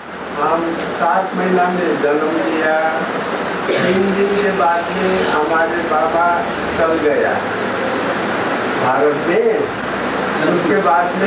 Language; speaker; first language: Hindi; non-native, learner; Nepali